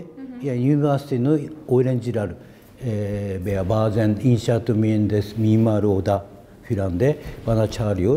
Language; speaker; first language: Turkish; non-native, learner; Japanese